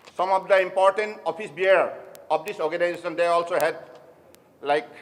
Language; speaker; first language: English; non-native, local second language; Assamese